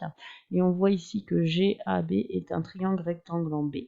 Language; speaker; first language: French; native; French